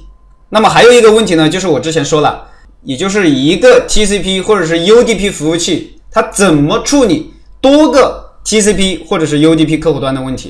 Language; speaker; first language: Chinese; native; Chinese